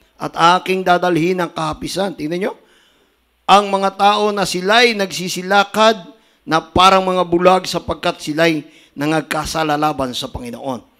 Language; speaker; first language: Filipino; native; Filipino